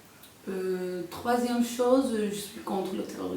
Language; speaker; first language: French; non-native, local second language; Arabic